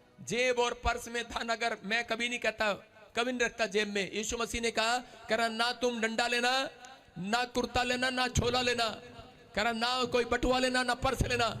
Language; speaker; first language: Hindi; non-native, local second language; Punjabi